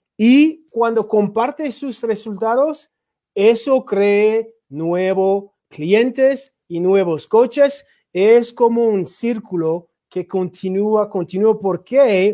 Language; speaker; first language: Spanish; non-native, learner; English